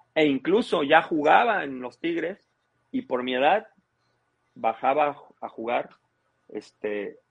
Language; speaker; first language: Spanish; native; Spanish